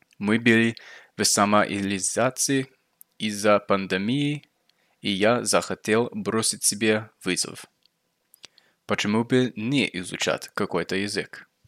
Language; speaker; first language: Russian; non-native, fluent; English